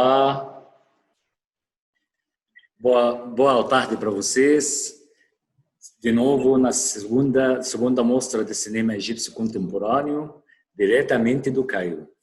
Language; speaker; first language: Portuguese; non-native, fluent; Arabic